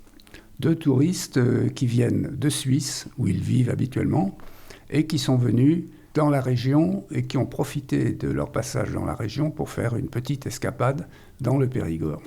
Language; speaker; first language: French; native; French